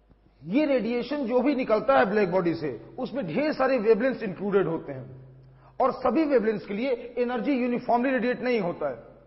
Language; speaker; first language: Hindi; native; Hindi